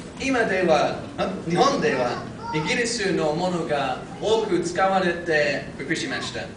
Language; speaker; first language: Japanese; non-native, fluent; English